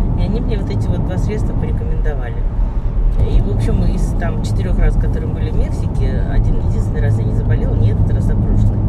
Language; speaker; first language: Russian; native; Russian